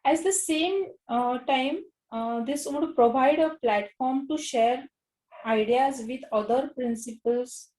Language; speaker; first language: English; non-native, local second language; Marathi